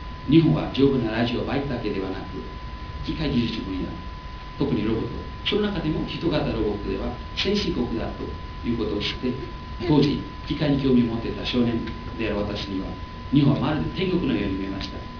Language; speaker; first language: Japanese; non-native, fluent; Nepali